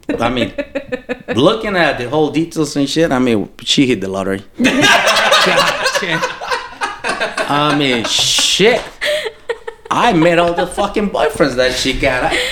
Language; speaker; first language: English; non-native, fluent; Spanish